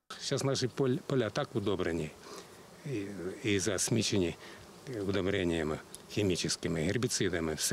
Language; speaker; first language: Ukrainian; native; Ukrainian